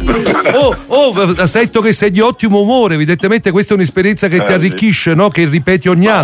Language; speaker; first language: Italian; native; Italian